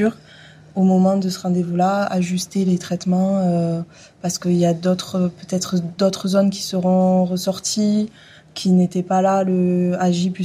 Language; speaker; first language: French; native; French